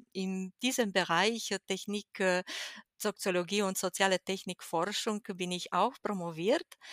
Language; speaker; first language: German; non-native, fluent; Romanian